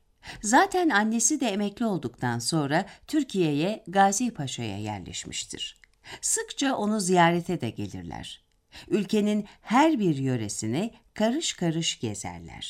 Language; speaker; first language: Turkish; native; Turkish